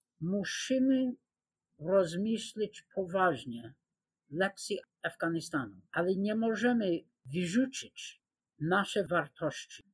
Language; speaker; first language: Polish; non-native, fluent; English